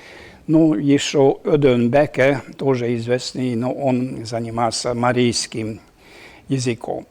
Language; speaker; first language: Russian; non-native, fluent; Hungarian